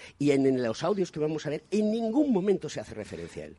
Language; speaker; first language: Spanish; native; Spanish